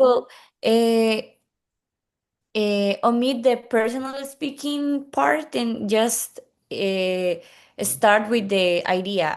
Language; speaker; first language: English; non-native, learner; Spanish